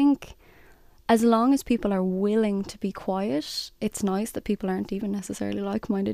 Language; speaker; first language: English; native; English